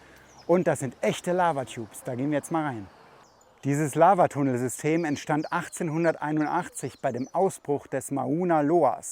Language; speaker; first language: German; native; German